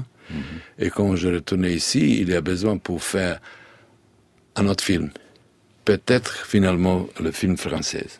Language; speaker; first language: French; non-native, learner; Serbian